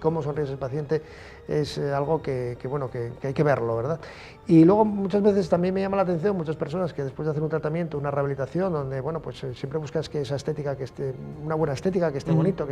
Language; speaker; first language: Spanish; native; Spanish